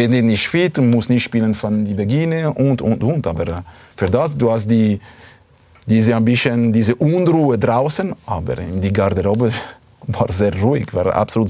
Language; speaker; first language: German; non-native, fluent; Italian